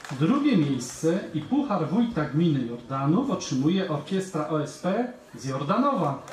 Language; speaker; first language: Polish; native; Polish